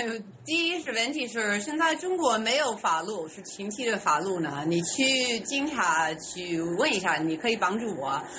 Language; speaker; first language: Chinese; non-native, fluent; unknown